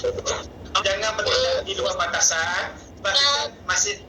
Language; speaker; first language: Malay; native; Malay